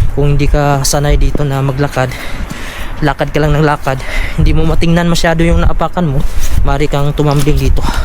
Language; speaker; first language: Filipino; non-native, local second language; Cebuano